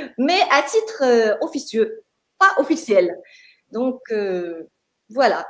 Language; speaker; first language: French; non-native, local second language; Arabic